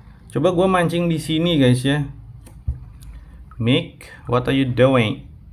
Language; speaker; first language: English; non-native, learner; Indonesian